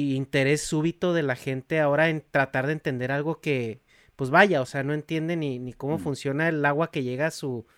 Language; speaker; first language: Spanish; native; Spanish